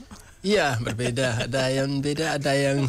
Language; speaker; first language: Indonesian; non-native, learner; Hausa